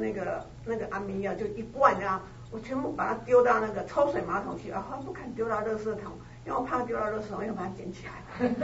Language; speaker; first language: Chinese; native; Chinese